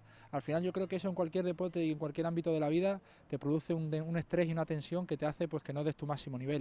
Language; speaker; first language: Spanish; native; Spanish